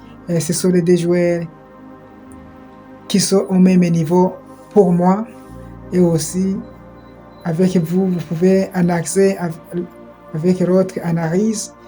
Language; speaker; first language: French; non-native, local second language; Kinyarwanda